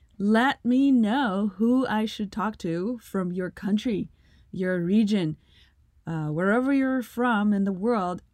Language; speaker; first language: English; non-native, fluent; Russian